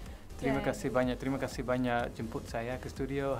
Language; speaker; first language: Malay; non-native, fluent; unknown